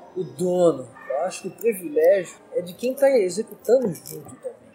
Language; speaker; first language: Portuguese; native; Portuguese